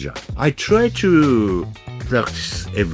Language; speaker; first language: English; non-native, learner; Japanese